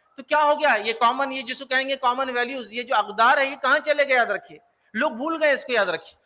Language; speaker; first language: Urdu; native; Urdu